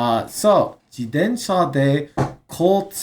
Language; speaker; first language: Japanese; non-native, learner; English